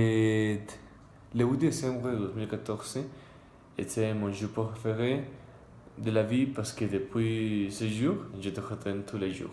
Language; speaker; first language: French; non-native, learner; Spanish